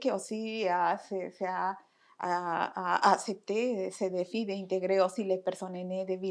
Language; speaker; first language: French; non-native, fluent; Spanish